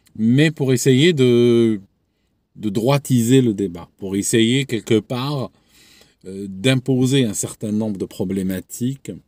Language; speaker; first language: French; non-native, local second language; Arabic